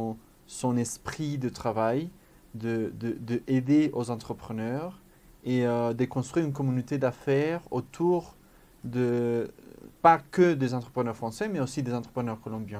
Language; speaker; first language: French; non-native, fluent; Spanish